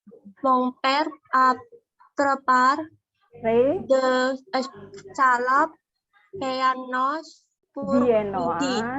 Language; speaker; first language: French; non-native, learner; Indonesian